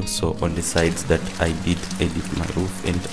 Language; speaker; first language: English; non-native, local second language; Swahili